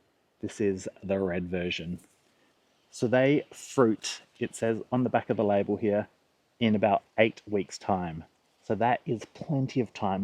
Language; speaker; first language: English; native; English